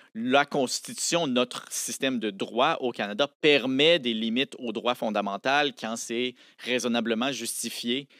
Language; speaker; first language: French; native; French